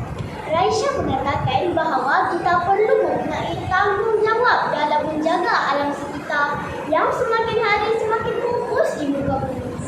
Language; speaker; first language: Malay; native; Malay